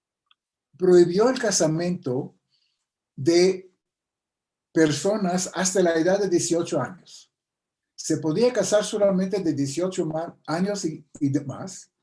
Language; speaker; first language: Spanish; non-native, fluent; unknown